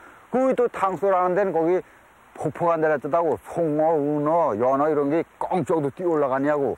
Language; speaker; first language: Korean; native; Korean